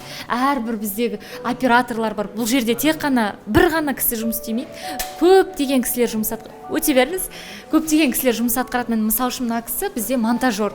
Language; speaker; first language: Kazakh; native; Kazakh